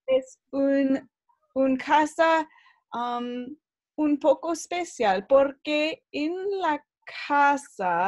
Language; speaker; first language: Spanish; non-native, learner; English